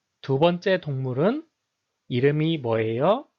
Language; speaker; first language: Korean; native; Korean